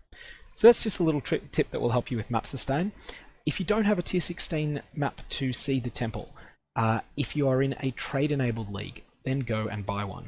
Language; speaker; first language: English; native; English